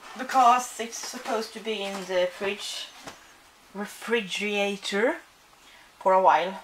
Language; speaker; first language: English; non-native, fluent; Swedish